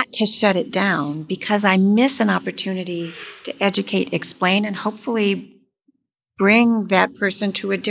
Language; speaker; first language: English; native; English